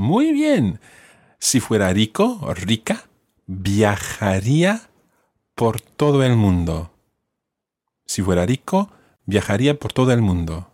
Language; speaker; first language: Spanish; non-native, fluent; English